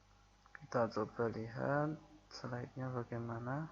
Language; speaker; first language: Indonesian; native; Indonesian